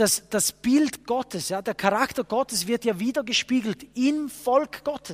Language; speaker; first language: German; non-native, fluent; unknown